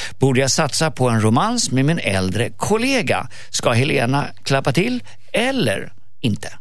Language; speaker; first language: Swedish; native; Swedish